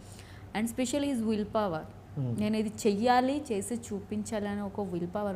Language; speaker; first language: Telugu; non-native, learner; Odia